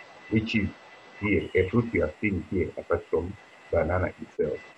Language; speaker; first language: English; non-native, local second language; Bemba